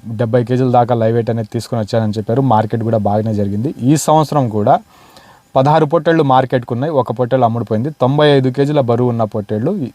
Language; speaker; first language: Telugu; non-native, local second language; Urdu